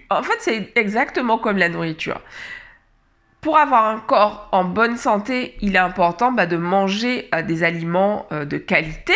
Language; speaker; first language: French; native; French